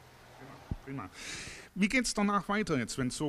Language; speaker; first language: German; native; German